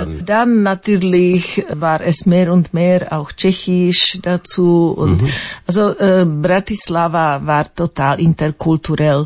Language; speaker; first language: German; non-native, fluent; Slovak